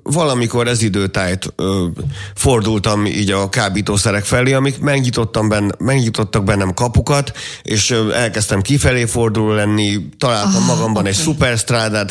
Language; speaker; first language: Hungarian; native; Hungarian